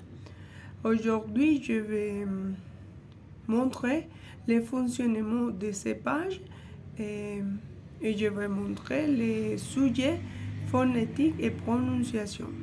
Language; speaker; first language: French; non-native, learner; Spanish